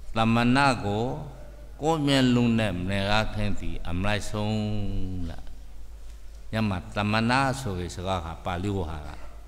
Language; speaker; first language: Burmese; native; Burmese